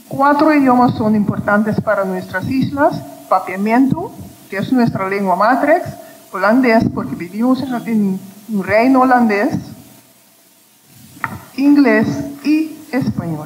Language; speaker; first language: Spanish; non-native, fluent; Papiamento